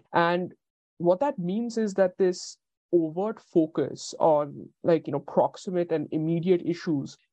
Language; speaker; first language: English; non-native, local second language; Bangla